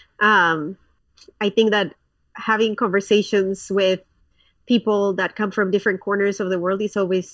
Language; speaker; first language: English; non-native, fluent; Spanish